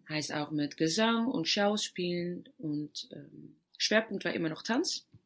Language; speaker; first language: German; non-native, fluent; Dutch